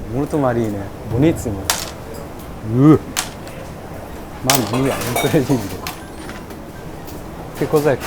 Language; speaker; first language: Italian; non-native, learner; Japanese